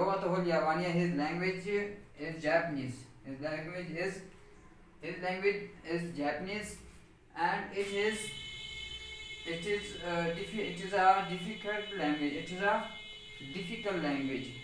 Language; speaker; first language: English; non-native, local second language; Urdu